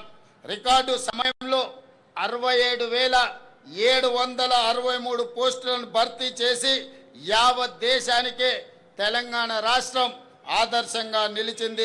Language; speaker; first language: Telugu; native; Telugu